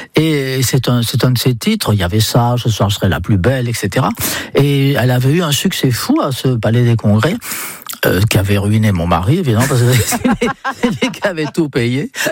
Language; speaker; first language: French; non-native, fluent; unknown